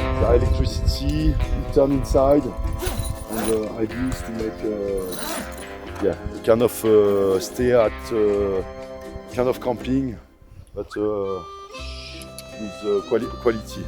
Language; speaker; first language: English; non-native, fluent; French